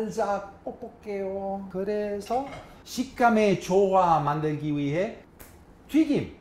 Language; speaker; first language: Korean; non-native, fluent; Italian